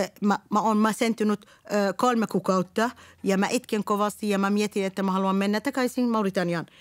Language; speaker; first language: Finnish; non-native, learner; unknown